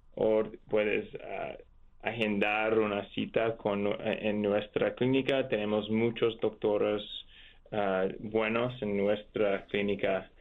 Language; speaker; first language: Spanish; non-native, learner; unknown